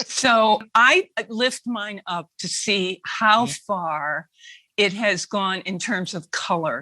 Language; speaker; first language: English; native; English